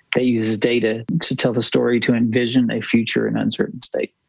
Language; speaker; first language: English; native; English